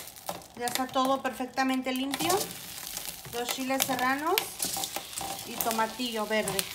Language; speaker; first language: Spanish; native; Spanish